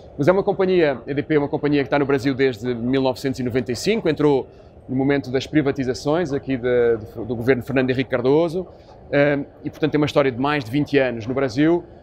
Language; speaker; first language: Portuguese; native; Portuguese